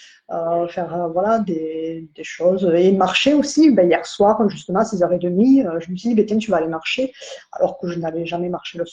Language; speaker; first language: French; native; French